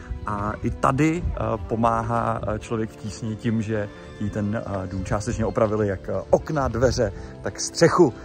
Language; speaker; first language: Czech; native; Czech